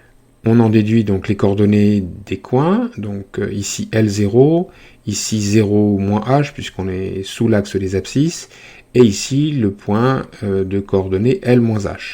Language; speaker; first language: French; native; French